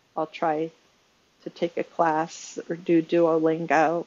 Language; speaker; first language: English; native; English